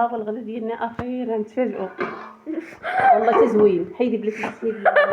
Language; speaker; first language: Arabic; native; Arabic